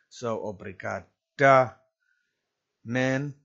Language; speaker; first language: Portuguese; non-native, learner; Dutch